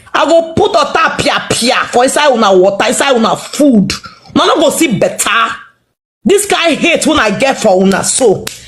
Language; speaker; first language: Nigerian Pidgin; non-native, local second language; Igbo